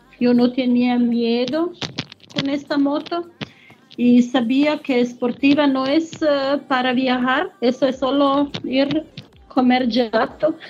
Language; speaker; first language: Spanish; non-native, learner; German